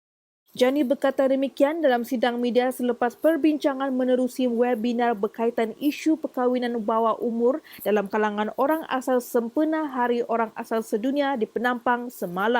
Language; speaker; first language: Malay; native; Malay